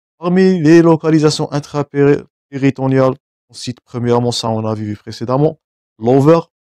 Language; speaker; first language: French; non-native, local second language; Arabic